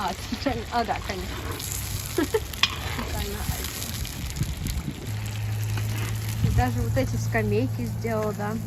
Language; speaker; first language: Russian; early bilingual, heritage; Russian